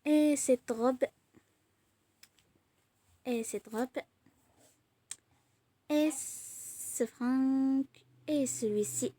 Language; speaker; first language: French; non-native, learner; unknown